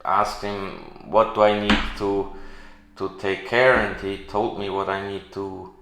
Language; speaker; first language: English; non-native, fluent; German